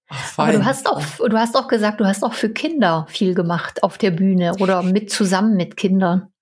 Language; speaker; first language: German; native; German